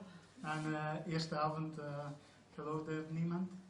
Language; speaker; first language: Dutch; non-native, fluent; Croatian